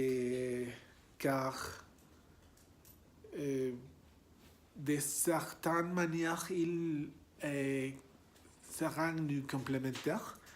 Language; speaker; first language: French; non-native, learner; Spanish